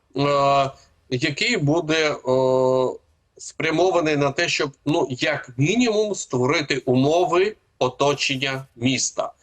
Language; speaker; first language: Ukrainian; native; Ukrainian